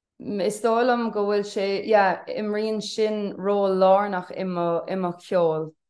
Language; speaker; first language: Irish; non-native, local second language; English